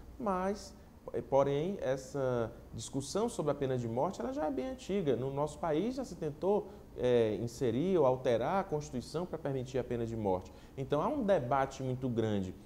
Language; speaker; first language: Portuguese; native; Portuguese